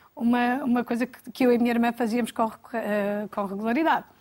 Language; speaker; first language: Portuguese; native; Portuguese